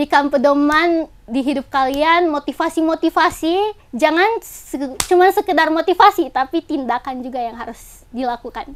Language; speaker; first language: Indonesian; native; Indonesian